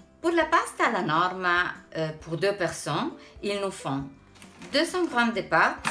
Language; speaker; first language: French; non-native, fluent; Italian